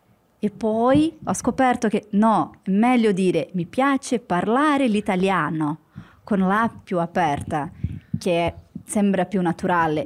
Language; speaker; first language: Italian; non-native, learner; Portuguese